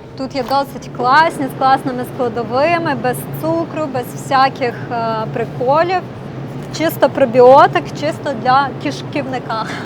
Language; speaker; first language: Ukrainian; non-native, local second language; Russian